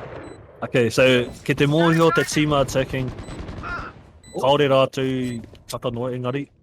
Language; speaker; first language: Māori; non-native, local second language; English